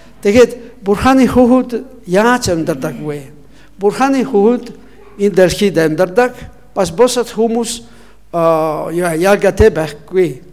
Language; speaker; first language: Mongolian; non-native, learner; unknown